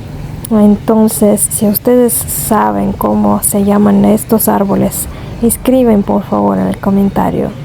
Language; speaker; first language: Spanish; non-native, fluent; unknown